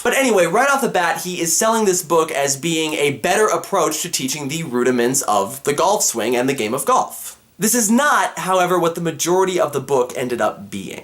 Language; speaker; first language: English; native; English